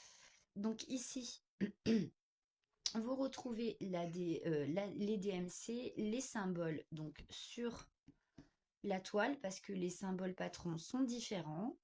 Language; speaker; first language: French; native; French